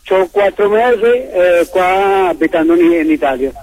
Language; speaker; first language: Italian; early bilingual, heritage; Spanish